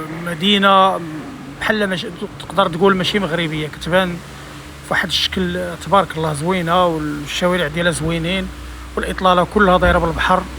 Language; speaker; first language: Arabic; native; Arabic